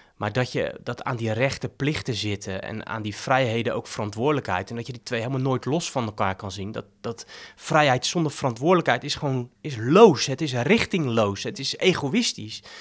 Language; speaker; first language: Dutch; native; Dutch